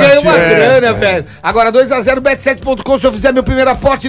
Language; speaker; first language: Portuguese; native; Portuguese